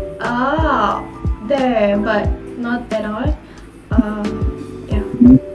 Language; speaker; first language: Indonesian; native; Indonesian